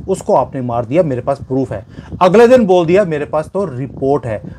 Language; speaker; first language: Hindi; native; Hindi